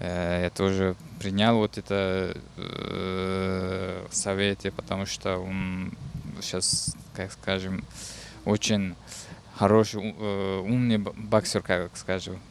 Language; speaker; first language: Russian; non-native, fluent; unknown